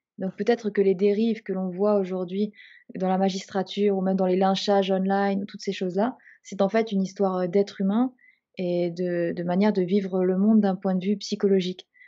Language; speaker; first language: French; native; French